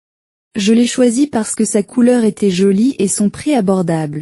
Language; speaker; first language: French; non-native, learner; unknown